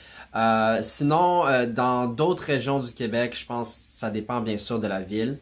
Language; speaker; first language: French; native; French